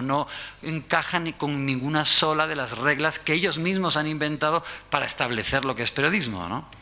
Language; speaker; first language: Spanish; native; Spanish